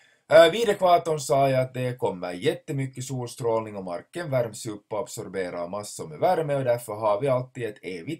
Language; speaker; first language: Swedish; native; Swedish